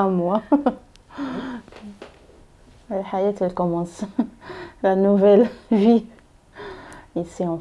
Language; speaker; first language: French; non-native, learner; Arabic